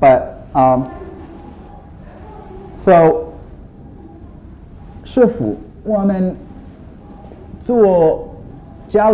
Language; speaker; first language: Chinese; non-native, learner; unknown